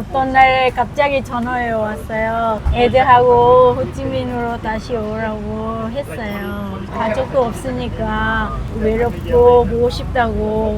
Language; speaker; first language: Korean; non-native, learner; Vietnamese